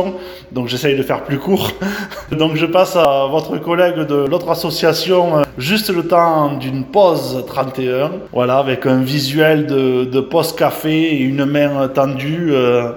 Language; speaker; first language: French; native; French